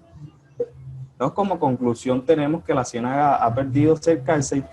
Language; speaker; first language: Spanish; native; Spanish